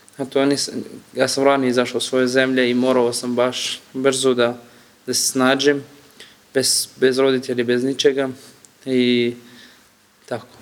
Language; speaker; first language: Serbian; non-native, learner; Kurdish